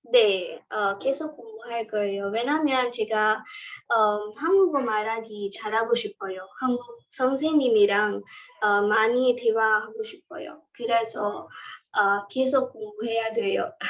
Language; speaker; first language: Korean; non-native, learner; Marathi